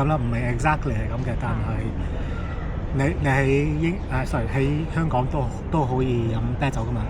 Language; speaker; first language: Cantonese; early bilingual, heritage; Cantonese